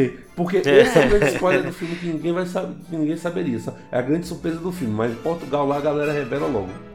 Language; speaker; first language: Portuguese; native; Portuguese